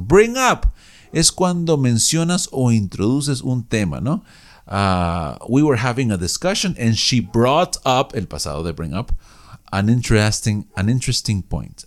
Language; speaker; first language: Spanish; native; Spanish